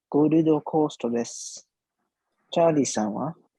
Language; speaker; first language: Japanese; non-native, learner; English